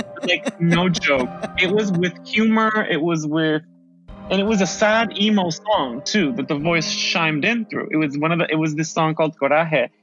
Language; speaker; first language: English; early bilingual, other home language; Spanish